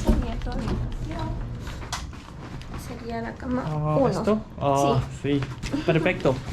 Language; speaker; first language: Spanish; non-native, learner; Korean